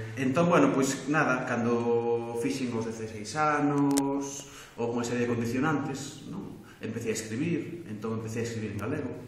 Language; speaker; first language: Galician; non-native, local second language; Spanish